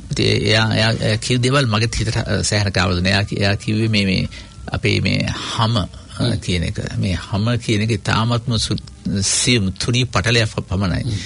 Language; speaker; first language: Sinhala; native; Sinhala